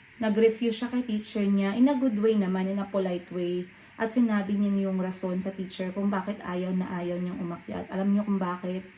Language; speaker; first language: Filipino; non-native, local second language; Cebuano